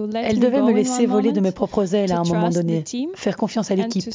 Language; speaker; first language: French; non-native, fluent; Ukrainian